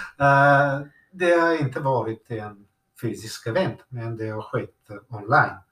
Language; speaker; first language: Swedish; non-native, fluent; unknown